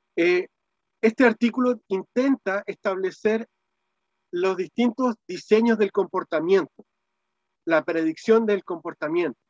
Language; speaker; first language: Spanish; native; Spanish